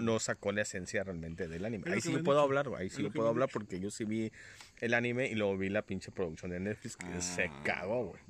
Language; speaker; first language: Spanish; native; Spanish